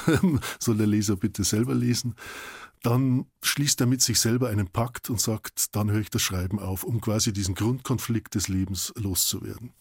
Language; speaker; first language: German; native; German